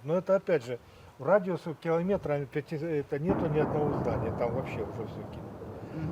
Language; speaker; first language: Russian; native; Russian